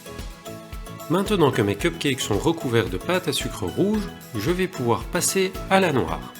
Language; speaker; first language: French; native; French